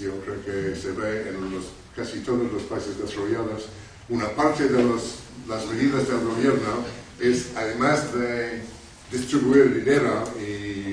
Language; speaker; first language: Spanish; non-native, fluent; English